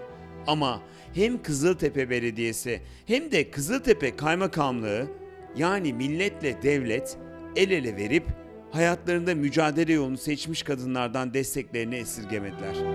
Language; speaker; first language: Turkish; native; Turkish